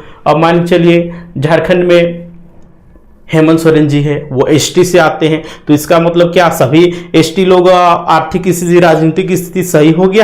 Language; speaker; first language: Hindi; native; Hindi